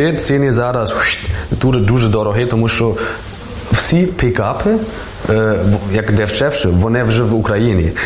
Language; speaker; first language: Ukrainian; non-native, learner; German